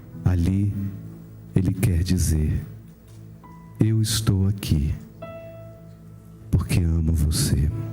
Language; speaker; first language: Portuguese; native; Portuguese